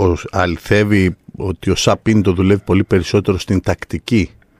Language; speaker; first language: Greek; native; Greek